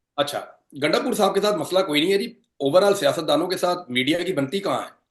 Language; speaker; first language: Urdu; non-native, local second language; Punjabi